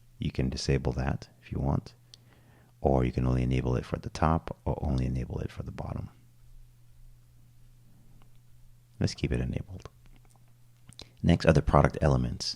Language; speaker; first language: English; native; English